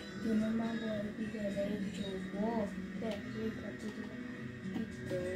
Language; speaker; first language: Spanish; early bilingual, heritage; Spanish